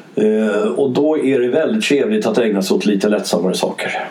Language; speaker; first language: Swedish; early bilingual, other home language; English